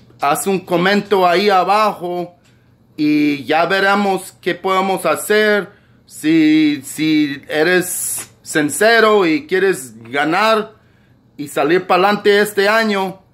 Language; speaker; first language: Spanish; early bilingual, heritage; Spanish